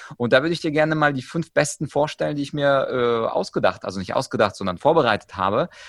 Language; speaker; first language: German; early bilingual, other home language; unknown